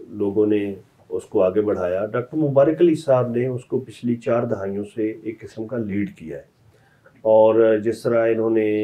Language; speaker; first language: Urdu; non-native, local second language; Punjabi